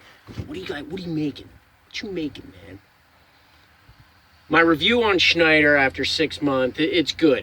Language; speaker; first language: English; native; English